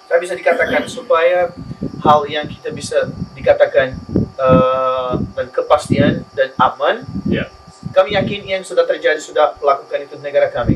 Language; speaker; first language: Indonesian; non-native, learner; Spanish